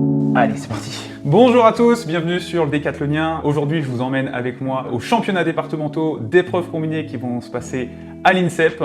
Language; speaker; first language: French; native; French